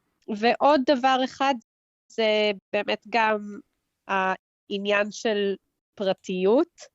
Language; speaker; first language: Hebrew; early bilingual, heritage; Hebrew